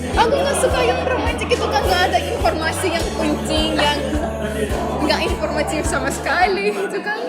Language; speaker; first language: Indonesian; non-native, fluent; Russian